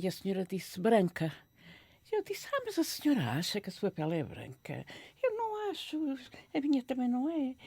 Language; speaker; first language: Portuguese; native; Portuguese